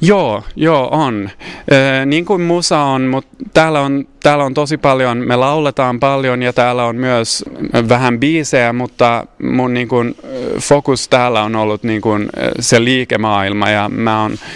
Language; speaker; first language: Finnish; non-native, local second language; Swedish